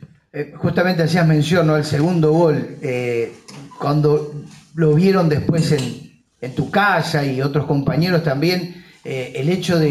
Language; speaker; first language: Spanish; native; Spanish